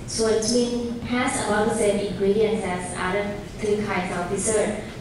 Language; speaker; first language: English; non-native, fluent; Thai